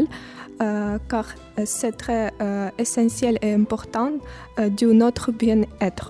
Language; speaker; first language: French; non-native, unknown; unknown